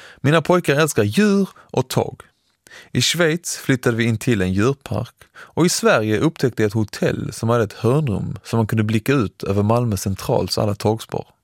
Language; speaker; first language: Swedish; early bilingual, other home language; Persian